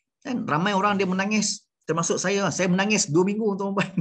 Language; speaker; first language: Malay; native; Malay